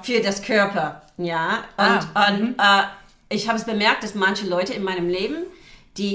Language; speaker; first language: German; non-native, fluent; English